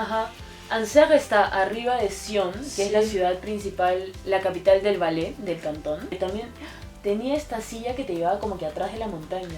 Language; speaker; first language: Spanish; native; Spanish